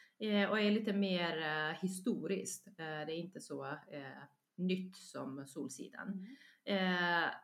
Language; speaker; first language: Swedish; non-native, fluent; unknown